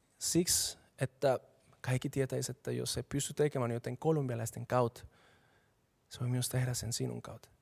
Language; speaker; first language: Finnish; non-native, fluent; Spanish